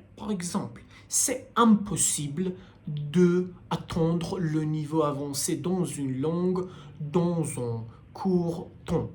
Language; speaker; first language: French; non-native, learner; Persian